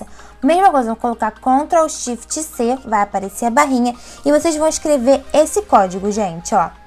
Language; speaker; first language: Portuguese; native; Portuguese